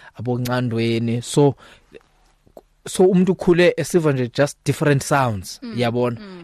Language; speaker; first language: Zulu; non-native, local second language; Xhosa